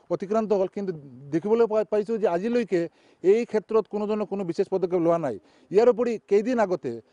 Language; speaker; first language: Assamese; non-native, local second language; Bangla